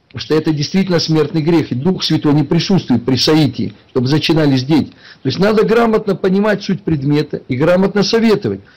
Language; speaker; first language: Russian; native; Russian